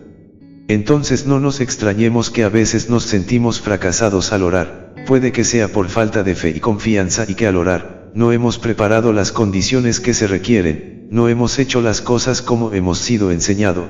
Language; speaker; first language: Spanish; native; Spanish